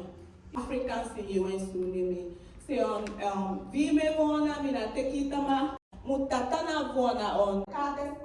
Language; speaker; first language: Finnish; non-native, learner; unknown